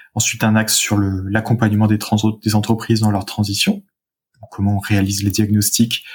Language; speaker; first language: French; native; French